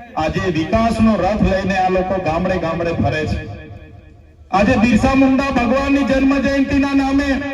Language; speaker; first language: Gujarati; non-native, local second language; Vasavi